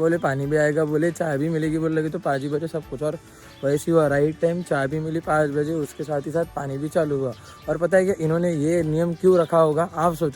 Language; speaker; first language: Hindi; non-native, local second language; Marathi